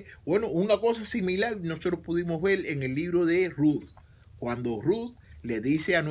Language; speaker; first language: Spanish; native; Spanish